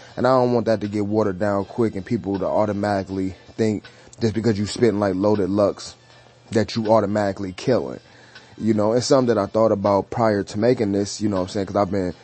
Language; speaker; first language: English; native; English